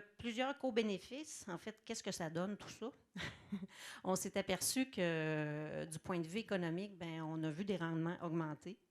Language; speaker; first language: French; native; French